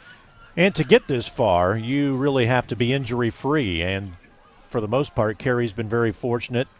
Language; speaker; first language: English; native; English